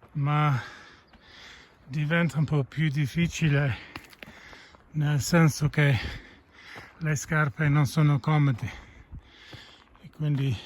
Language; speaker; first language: Italian; non-native, fluent; English